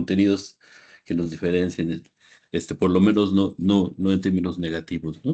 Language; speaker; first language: Spanish; native; Spanish